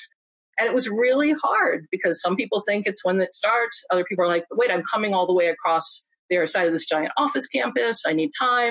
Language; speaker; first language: English; native; English